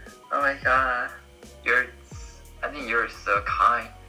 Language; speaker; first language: English; non-native, learner; Korean